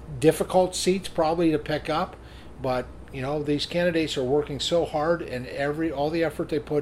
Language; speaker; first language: English; native; English